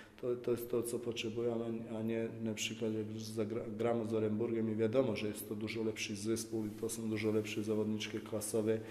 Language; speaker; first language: Polish; non-native, fluent; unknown